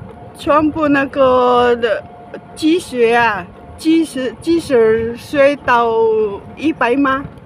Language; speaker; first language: Chinese; non-native, learner; Filipino